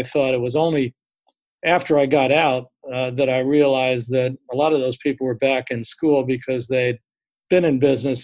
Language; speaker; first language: English; native; English